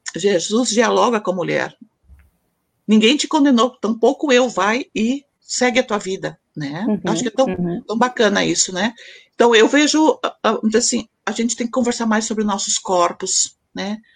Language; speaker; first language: Portuguese; native; Portuguese